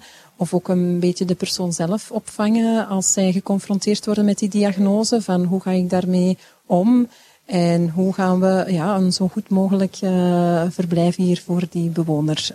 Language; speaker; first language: Dutch; native; Dutch